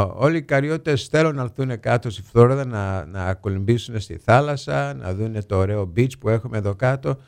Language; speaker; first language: Greek; early bilingual, heritage; Greek